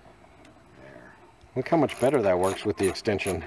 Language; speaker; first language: English; native; English